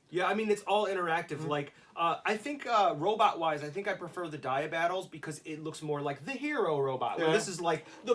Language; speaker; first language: English; native; English